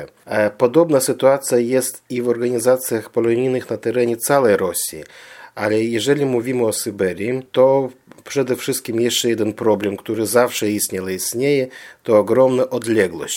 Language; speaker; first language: Polish; early bilingual, heritage; Polish